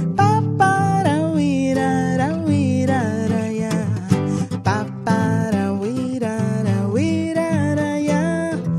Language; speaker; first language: Hebrew; non-native, fluent; Portuguese